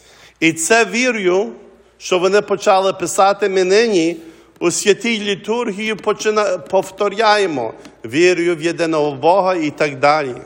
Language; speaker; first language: Ukrainian; early bilingual, heritage; Ukrainian